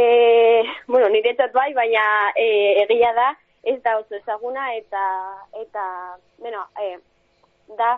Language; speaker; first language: Basque; non-native, local second language; Spanish